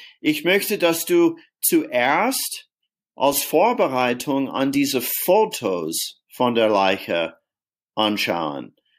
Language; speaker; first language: German; non-native, fluent; English